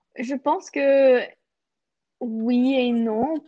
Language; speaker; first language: French; non-native, local second language; English